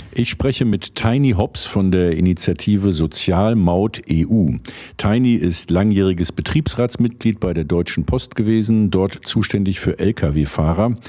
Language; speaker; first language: German; native; German